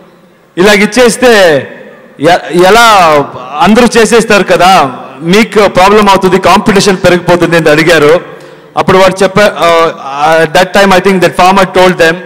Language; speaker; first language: Telugu; non-native, learner; Kannada